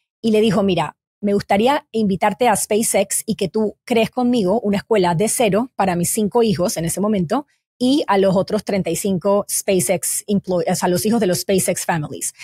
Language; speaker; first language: Spanish; native; Spanish